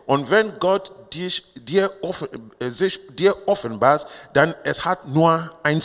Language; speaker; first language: German; non-native, learner; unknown